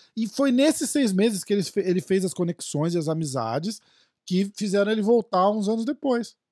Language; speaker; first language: Portuguese; native; Portuguese